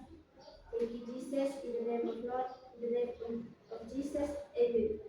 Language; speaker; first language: English; non-native, learner; Indonesian